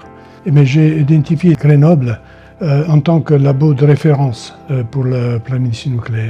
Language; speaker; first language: French; non-native, fluent; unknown